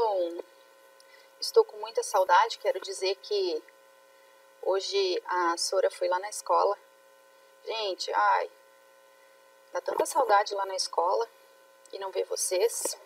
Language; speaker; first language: Portuguese; native; Portuguese